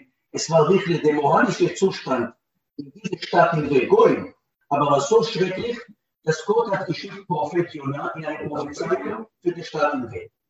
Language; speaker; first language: German; non-native, learner; Hebrew